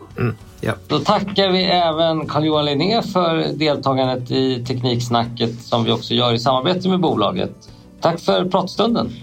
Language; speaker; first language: Swedish; native; Swedish